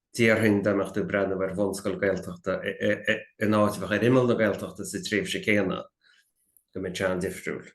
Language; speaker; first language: Irish; native; Irish